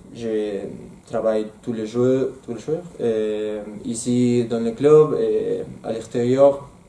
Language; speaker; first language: French; non-native, learner; Spanish